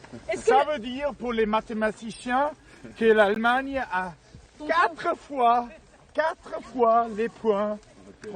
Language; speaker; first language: French; non-native, fluent; German